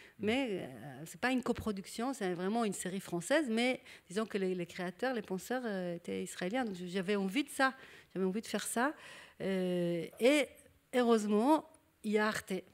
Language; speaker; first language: French; non-native, fluent; Hebrew